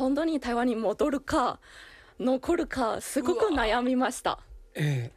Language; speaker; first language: Japanese; non-native, fluent; Chinese